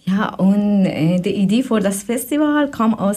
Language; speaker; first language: German; non-native, fluent; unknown